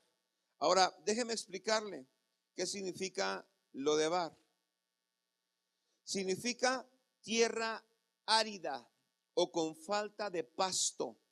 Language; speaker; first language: Spanish; native; Spanish